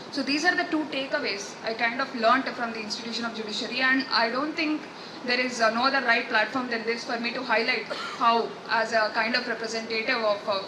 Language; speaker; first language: English; non-native, local second language; Telugu